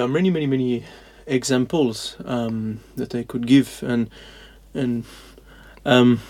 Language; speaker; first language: English; non-native, fluent; French